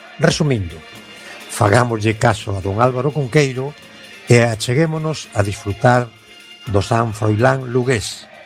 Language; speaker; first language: Galician; native; Galician